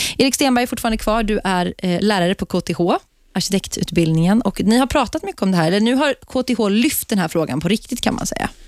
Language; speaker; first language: Swedish; native; Swedish